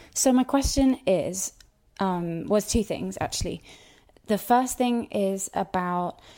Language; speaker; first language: English; native; English